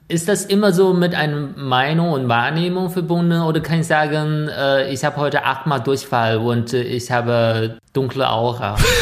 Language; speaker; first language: German; non-native, fluent; Chinese